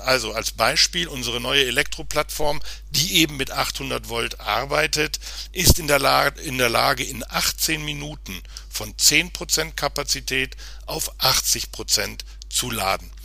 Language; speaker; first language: German; native; German